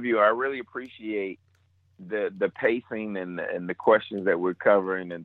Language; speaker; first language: English; native; English